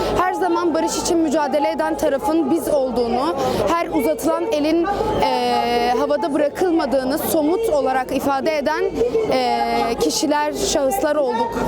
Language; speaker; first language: Turkish; non-native, local second language; Kurdish